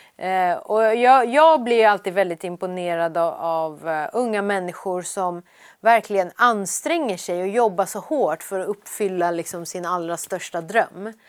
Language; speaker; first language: Swedish; early bilingual, other home language; Persian